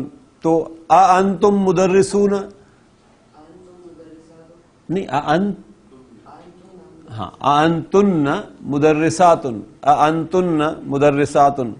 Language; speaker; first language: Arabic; non-native, fluent; Urdu